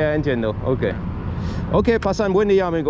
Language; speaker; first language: Spanish; non-native, learner; French